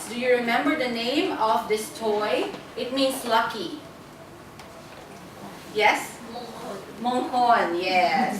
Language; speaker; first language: English; non-native, fluent; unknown